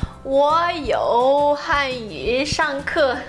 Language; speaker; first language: Chinese; non-native, fluent; Portuguese